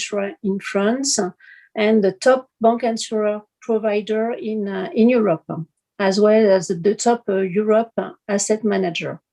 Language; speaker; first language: English; non-native, fluent; French